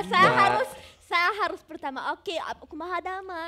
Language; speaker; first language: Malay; non-native, learner; German